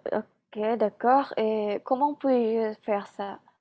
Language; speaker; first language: French; non-native, learner; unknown